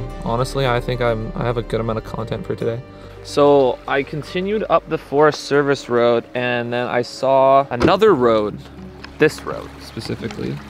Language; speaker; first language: English; native; English